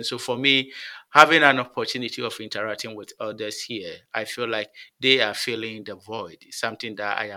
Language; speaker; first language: English; non-native, local second language; Akan